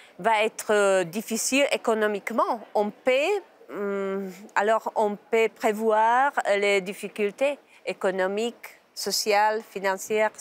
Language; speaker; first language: French; non-native, learner; Czech